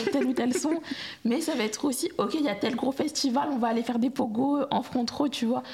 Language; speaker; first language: French; native; French